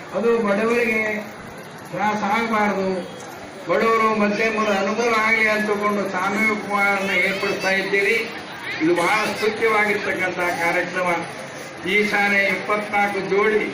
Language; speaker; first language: Kannada; native; Kannada